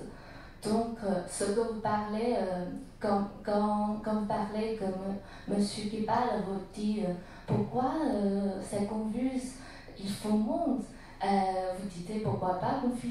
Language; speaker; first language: French; non-native, learner; Chinese